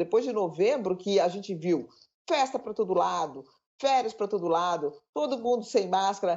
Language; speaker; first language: Portuguese; native; Portuguese